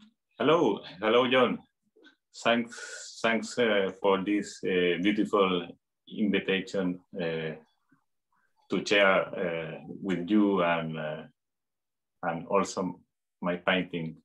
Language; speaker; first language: English; non-native, fluent; Spanish